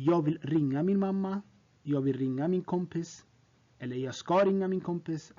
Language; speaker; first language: Swedish; non-native, fluent; Tigrinya